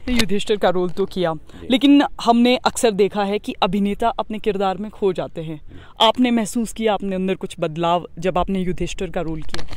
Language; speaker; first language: Hindi; native; Hindi